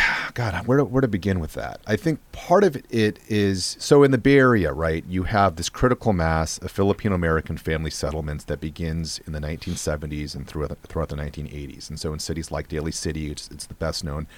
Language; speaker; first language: English; native; English